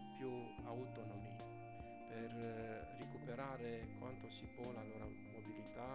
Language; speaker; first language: Italian; non-native, fluent; Romanian